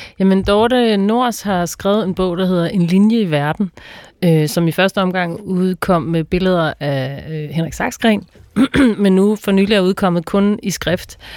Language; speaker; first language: Danish; native; Danish